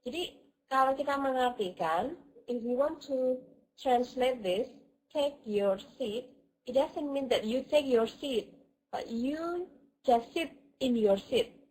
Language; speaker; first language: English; non-native, fluent; Indonesian